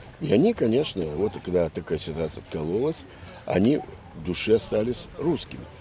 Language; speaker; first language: Russian; native; Russian